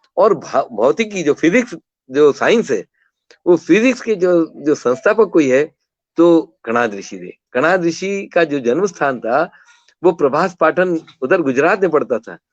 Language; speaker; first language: Hindi; non-native, local second language; Kannada